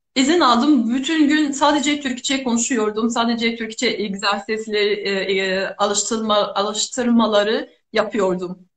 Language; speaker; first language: Turkish; non-native, fluent; Indonesian